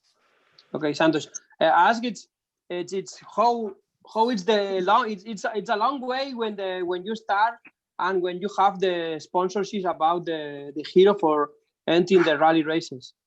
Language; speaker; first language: English; non-native, learner; Spanish